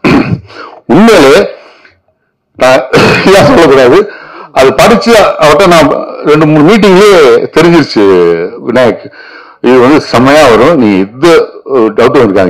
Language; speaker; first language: Tamil; native; Tamil